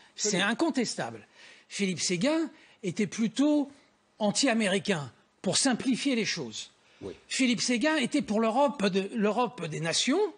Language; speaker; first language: French; native; French